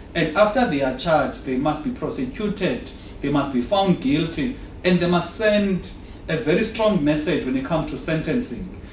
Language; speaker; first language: English; non-native, local second language; Xhosa